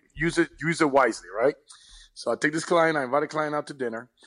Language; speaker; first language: English; early bilingual, other home language; Spanish